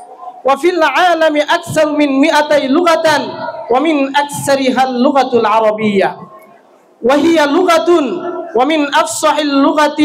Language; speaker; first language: Arabic; non-native, learner; Bangla